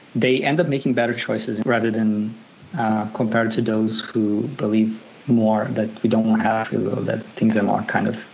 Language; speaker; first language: English; non-native, fluent; Portuguese